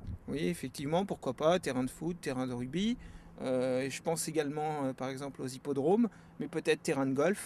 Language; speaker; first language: French; native; French